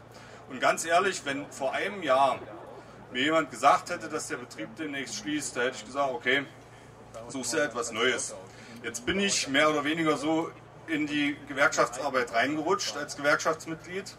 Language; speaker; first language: German; native; German